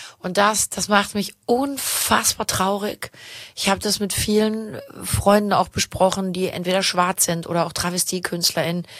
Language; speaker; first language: German; native; German